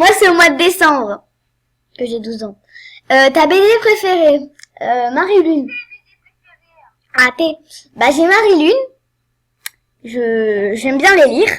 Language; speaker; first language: French; native; French